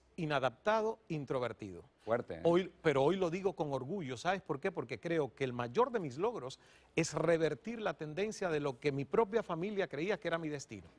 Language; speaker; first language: Spanish; native; Spanish